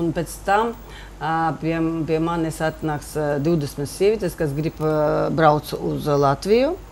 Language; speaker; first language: Latvian; non-native, local second language; Russian